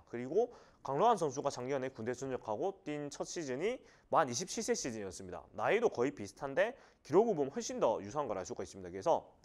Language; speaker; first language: Korean; native; Korean